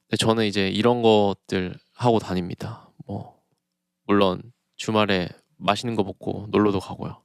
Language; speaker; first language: Korean; native; Korean